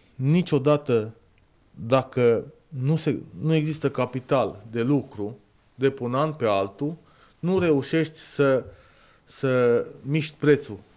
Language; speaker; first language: Romanian; native; Romanian